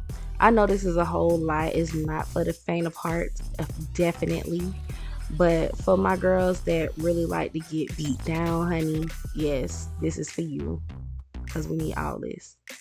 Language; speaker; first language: English; native; English